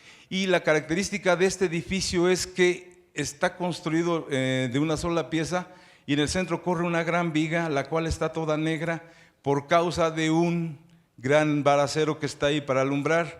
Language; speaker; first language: Spanish; native; Spanish